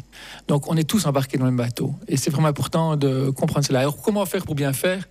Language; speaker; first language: French; native; French